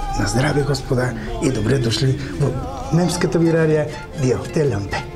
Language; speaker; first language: Bulgarian; non-native, fluent; Spanish